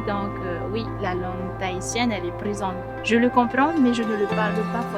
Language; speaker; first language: French; native; French